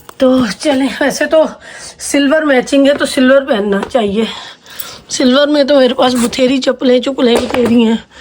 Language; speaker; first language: Urdu; native; Urdu